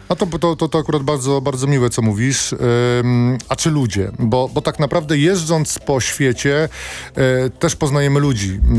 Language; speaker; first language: Polish; native; Polish